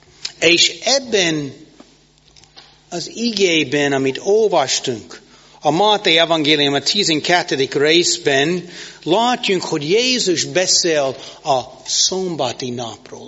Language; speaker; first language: Hungarian; non-native, fluent; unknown